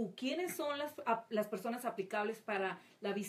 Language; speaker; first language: Spanish; native; Spanish